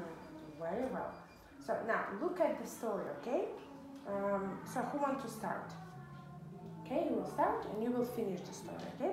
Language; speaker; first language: English; non-native, fluent; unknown